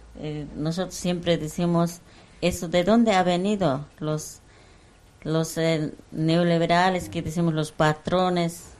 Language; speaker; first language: Spanish; non-native, local second language; Aymara